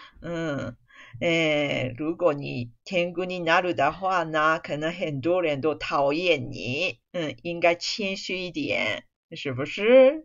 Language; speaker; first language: Chinese; non-native, fluent; Japanese